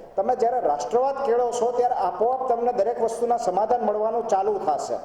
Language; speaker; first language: Gujarati; native; Gujarati